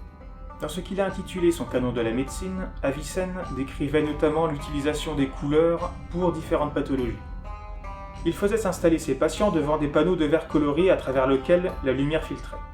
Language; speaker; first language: French; native; French